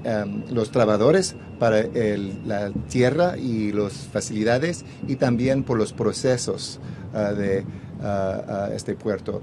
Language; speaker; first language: Spanish; early bilingual, heritage; English